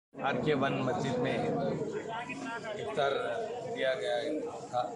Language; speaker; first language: Hindi; non-native, local second language; Telugu